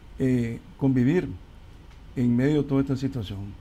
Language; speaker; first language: Spanish; native; Spanish